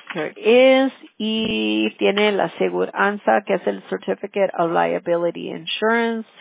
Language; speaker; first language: Spanish; early bilingual, other home language; English